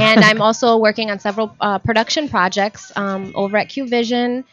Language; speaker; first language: English; native; English